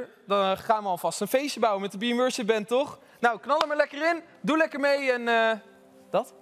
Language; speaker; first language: Dutch; native; Dutch